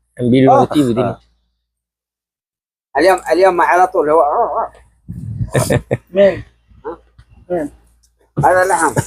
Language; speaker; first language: Arabic; non-native, learner; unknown